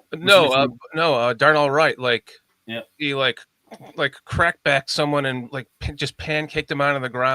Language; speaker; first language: English; native; English